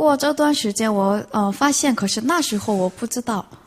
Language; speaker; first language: Chinese; non-native, fluent; Korean